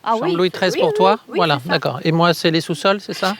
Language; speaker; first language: French; native; French